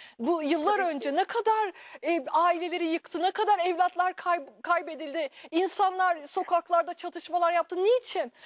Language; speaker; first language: Turkish; native; Turkish